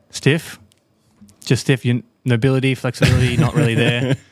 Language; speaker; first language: English; native; English